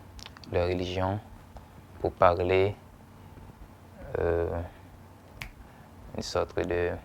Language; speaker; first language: French; non-native, local second language; Haitian Creole